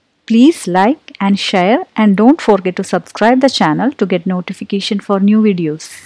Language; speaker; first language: English; non-native, local second language; Malayalam